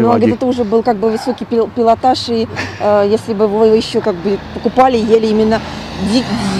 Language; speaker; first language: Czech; non-native, learner; Russian